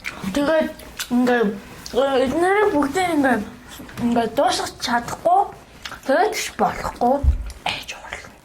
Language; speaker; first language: Mongolian; early bilingual, heritage; Mongolian